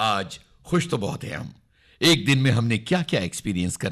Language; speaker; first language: Hindi; native; Hindi